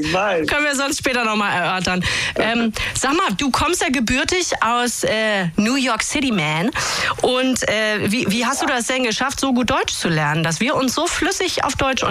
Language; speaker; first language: German; native; German